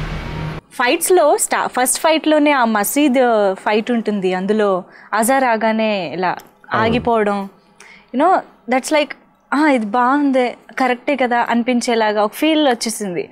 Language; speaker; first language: Telugu; native; Telugu